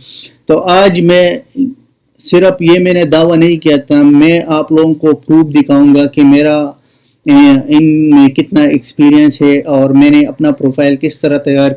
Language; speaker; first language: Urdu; non-native, local second language; Pashto